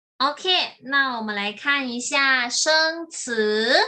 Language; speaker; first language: Chinese; non-native, fluent; Thai